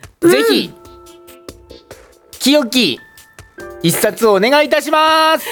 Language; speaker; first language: Japanese; native; Japanese